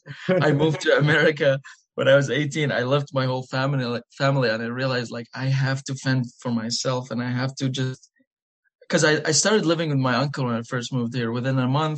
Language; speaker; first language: English; non-native, fluent; Arabic